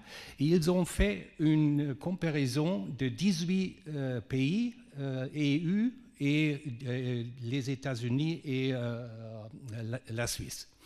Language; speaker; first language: French; non-native, fluent; German